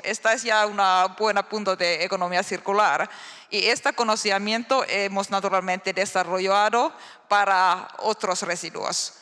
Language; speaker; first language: Spanish; non-native, learner; Finnish